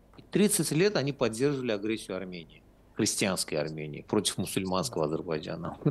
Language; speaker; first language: Russian; non-native, local second language; Azerbaijani